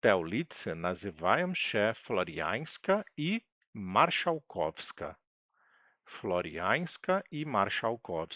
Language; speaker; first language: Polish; non-native, learner; Portuguese